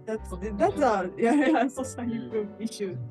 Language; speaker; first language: English; non-native, learner; Japanese